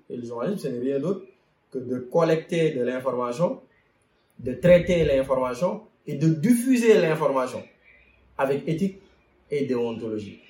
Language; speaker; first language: French; non-native, local second language; Wolof